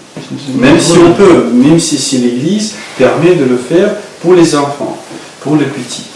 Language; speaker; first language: French; non-native, fluent; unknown